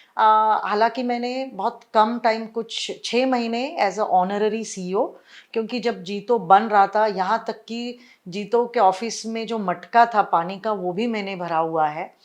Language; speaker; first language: Hindi; non-native, local second language; Marwari